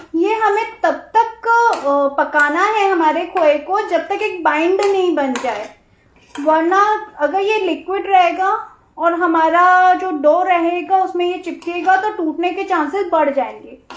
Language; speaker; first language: Hindi; native; Hindi